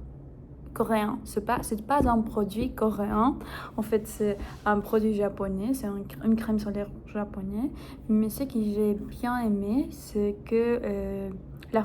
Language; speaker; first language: French; non-native, fluent; Spanish